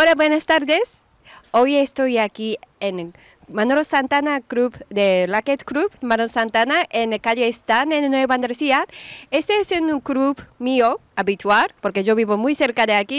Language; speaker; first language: Spanish; non-native, fluent; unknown